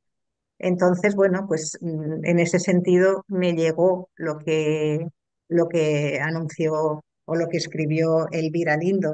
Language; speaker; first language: Spanish; native; Spanish